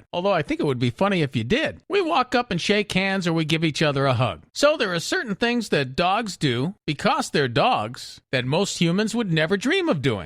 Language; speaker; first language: English; native; English